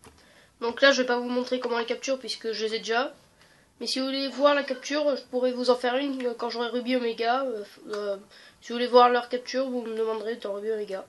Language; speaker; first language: French; native; French